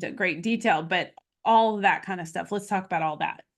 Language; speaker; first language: English; native; English